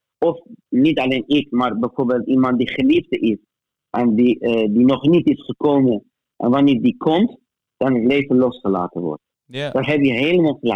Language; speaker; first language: Dutch; non-native, fluent; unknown